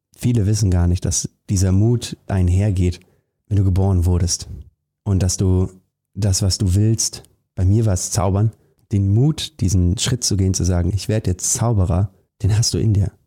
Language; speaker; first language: German; native; German